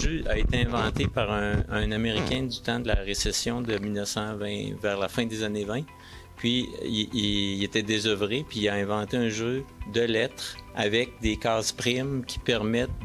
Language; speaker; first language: French; native; French